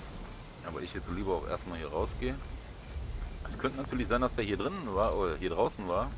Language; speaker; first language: German; native; German